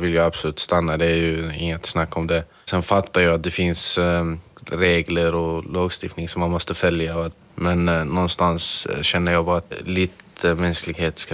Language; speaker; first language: Swedish; non-native, fluent; Arabic